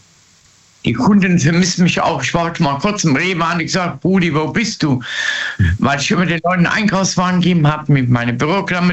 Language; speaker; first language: German; native; German